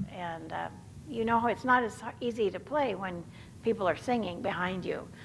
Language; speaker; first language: English; native; English